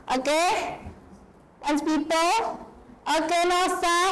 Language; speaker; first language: English; non-native, learner; Indonesian